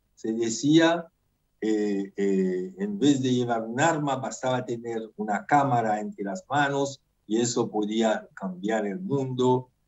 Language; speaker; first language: Spanish; non-native, fluent; Haitian Creole